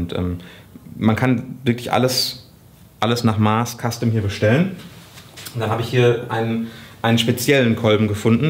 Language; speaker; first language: German; native; German